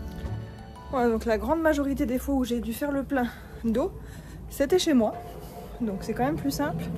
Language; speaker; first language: French; native; French